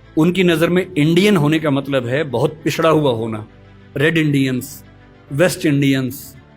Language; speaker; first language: Hindi; native; Hindi